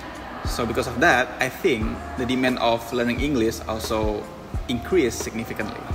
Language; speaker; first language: English; non-native, fluent; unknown